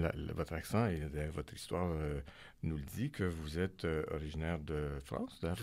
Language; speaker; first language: French; native; French